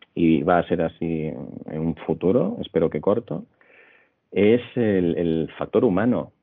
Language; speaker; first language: Spanish; native; Spanish